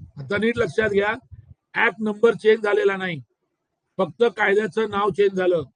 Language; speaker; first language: Marathi; non-native, local second language; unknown